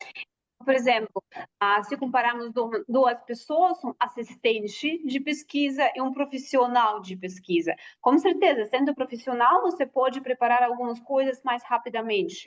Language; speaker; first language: Portuguese; non-native, fluent; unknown